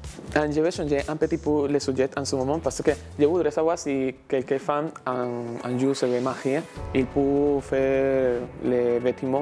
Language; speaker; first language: French; non-native, learner; Spanish